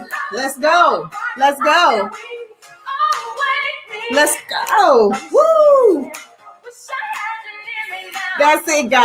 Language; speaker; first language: English; native; English